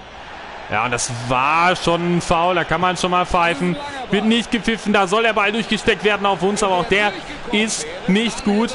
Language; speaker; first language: German; native; German